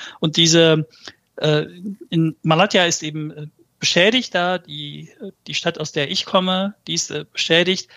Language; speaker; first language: German; early bilingual, other home language; Turkish